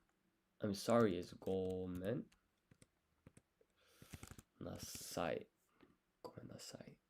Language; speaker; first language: Japanese; non-native, learner; English